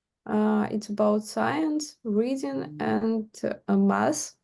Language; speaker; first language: English; non-native, learner; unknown